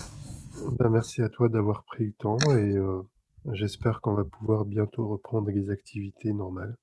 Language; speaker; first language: French; native; French